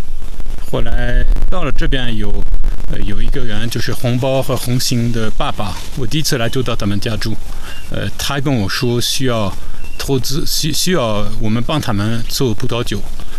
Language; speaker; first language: Chinese; non-native, fluent; French